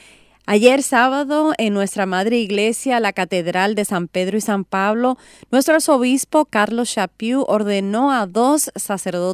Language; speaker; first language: Spanish; native; Spanish